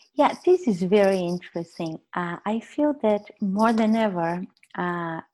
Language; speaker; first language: English; non-native, fluent; Portuguese